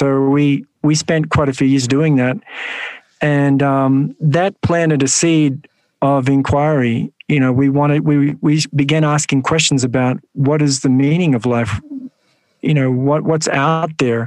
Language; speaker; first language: English; native; English